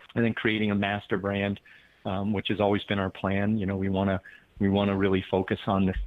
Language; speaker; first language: English; native; English